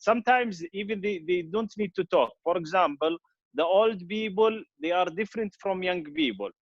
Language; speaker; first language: English; non-native, fluent; Arabic